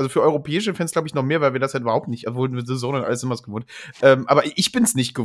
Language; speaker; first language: German; native; German